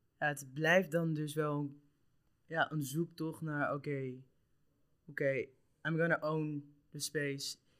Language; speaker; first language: Dutch; non-native, local second language; Papiamento